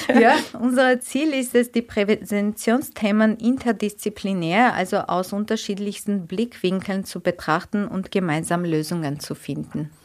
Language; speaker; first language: German; non-native, fluent; Armenian